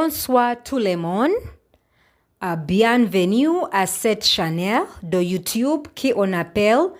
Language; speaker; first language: French; non-native, learner; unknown